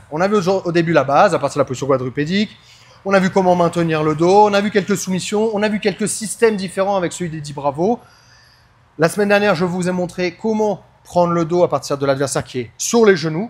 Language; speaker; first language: French; native; French